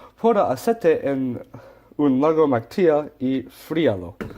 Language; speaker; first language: Spanish; non-native, learner; English